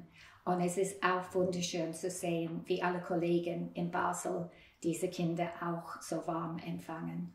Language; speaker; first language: German; non-native, fluent; English